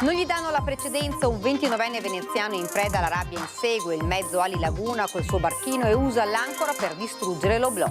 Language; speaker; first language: Italian; native; Italian